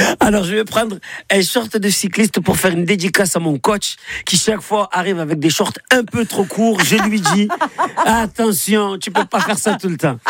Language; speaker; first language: French; native; French